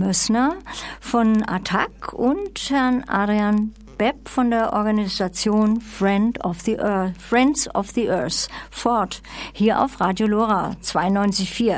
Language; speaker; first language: German; native; German